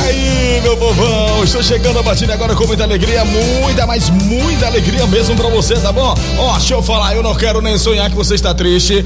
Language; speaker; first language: Portuguese; native; Portuguese